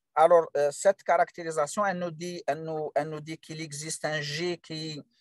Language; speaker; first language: French; non-native, local second language; Arabic